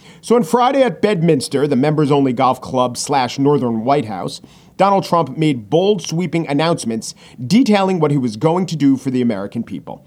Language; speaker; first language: English; native; English